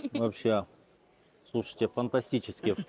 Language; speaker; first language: Russian; native; Russian